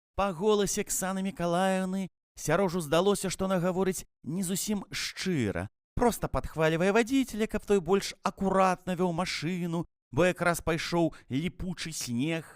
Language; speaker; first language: Belarusian; native; Belarusian